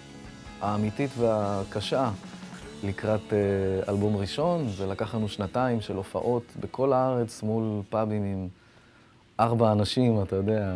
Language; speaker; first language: Hebrew; native; Hebrew